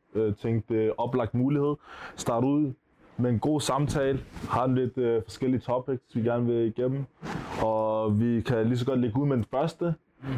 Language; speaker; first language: Danish; early bilingual, other home language; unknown